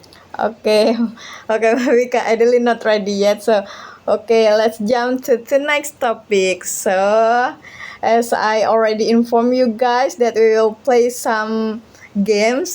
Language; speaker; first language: English; non-native, learner; Indonesian